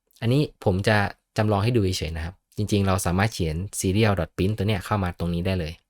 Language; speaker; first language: Thai; native; Thai